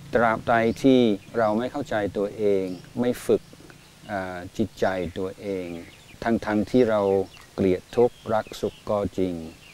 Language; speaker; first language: Thai; non-native, fluent; English